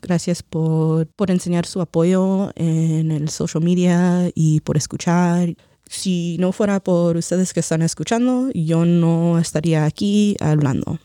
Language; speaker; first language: Spanish; early bilingual, heritage; Spanish